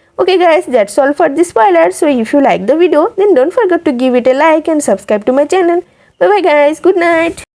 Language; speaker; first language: English; non-native, local second language; Hindi